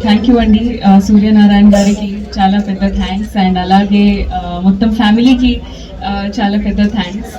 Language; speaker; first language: Telugu; non-native, fluent; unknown